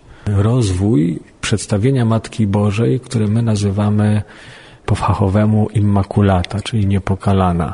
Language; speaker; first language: Polish; native; Polish